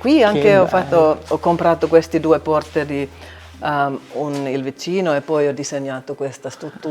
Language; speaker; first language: Italian; non-native, learner; Finnish